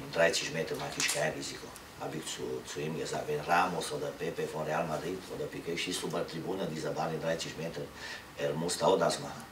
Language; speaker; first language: German; non-native, learner; Romanian